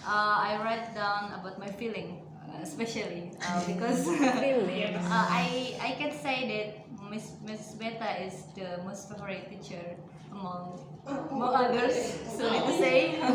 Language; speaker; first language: English; non-native, learner; Indonesian